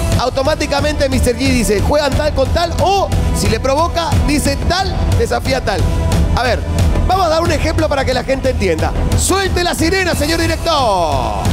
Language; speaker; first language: Spanish; native; Spanish